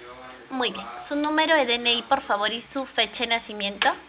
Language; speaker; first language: Spanish; native; Spanish